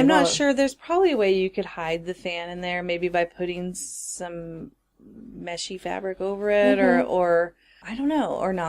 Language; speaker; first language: English; native; English